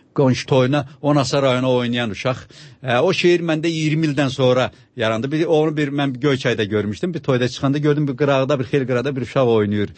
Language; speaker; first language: Azerbaijani; native; Azerbaijani